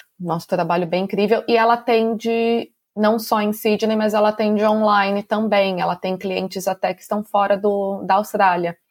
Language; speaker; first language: Portuguese; native; Portuguese